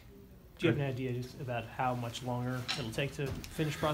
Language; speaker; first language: English; native; English